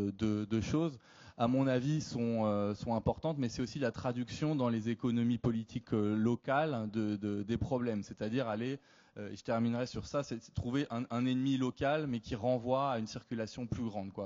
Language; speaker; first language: French; native; French